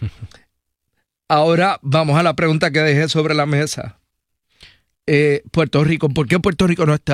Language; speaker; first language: Spanish; native; Spanish